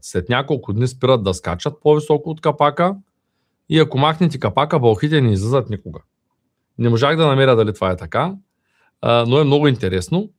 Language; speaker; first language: Bulgarian; native; Bulgarian